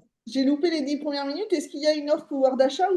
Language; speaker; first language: French; native; French